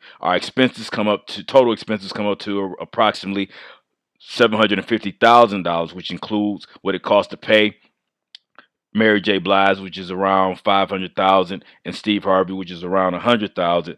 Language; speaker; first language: English; native; English